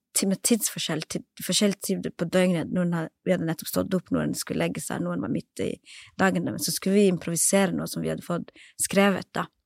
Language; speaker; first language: Norwegian; early bilingual, other home language; Somali